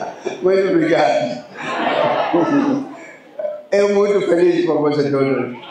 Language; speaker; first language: Portuguese; non-native, learner; Lingala